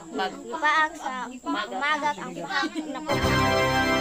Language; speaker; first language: Cebuano; native; Cebuano